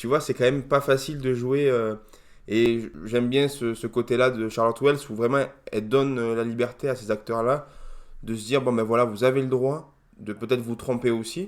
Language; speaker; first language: French; native; French